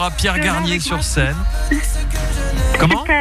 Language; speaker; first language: French; native; French